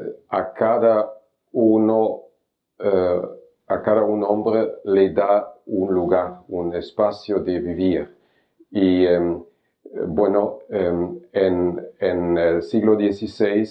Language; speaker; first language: Spanish; non-native, fluent; German